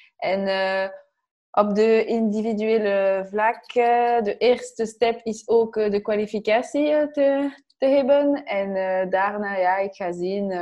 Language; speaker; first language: Dutch; non-native, learner; French